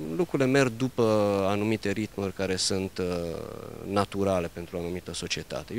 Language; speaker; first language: Romanian; early bilingual, heritage; Romanian